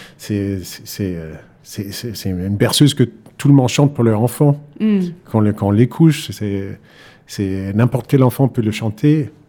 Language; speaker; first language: French; non-native, fluent; Danish